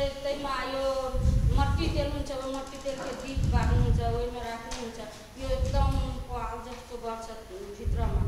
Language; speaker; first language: Nepali; non-native, local second language; Maithili